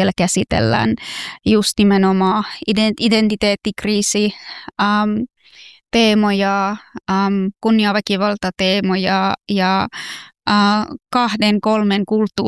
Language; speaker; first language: Finnish; non-native, fluent; Persian